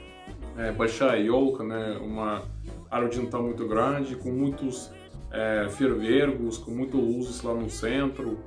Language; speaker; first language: Portuguese; non-native, learner; Russian